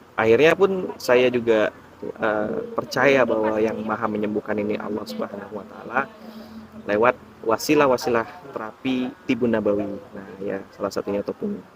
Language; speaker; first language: Indonesian; native; Indonesian